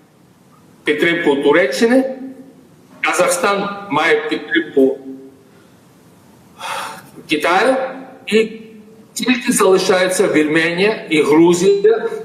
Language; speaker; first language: Ukrainian; non-native, fluent; Georgian